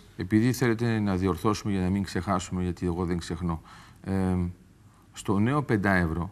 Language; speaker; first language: Greek; early bilingual, heritage; Greek